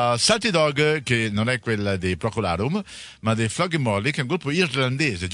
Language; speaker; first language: Italian; native; Italian